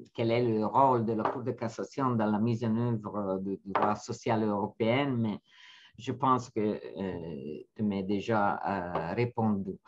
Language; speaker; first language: French; non-native, fluent; Italian